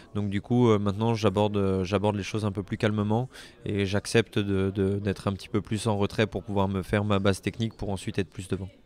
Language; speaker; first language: French; native; French